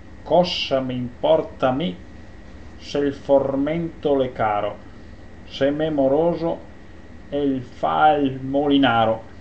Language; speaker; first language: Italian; native; Italian